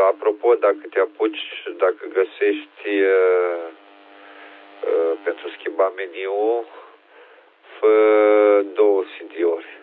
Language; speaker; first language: Romanian; native; Romanian